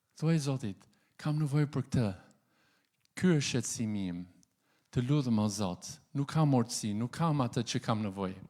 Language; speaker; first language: Albanian; non-native, fluent; English